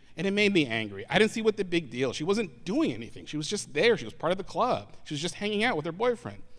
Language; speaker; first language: English; native; English